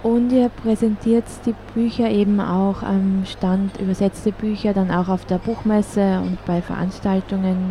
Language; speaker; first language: German; native; German